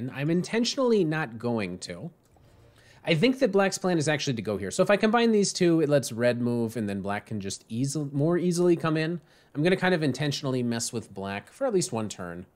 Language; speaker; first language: English; native; English